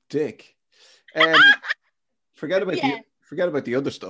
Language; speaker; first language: English; native; English